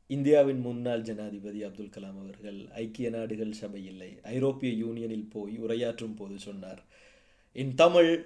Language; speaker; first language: Tamil; native; Tamil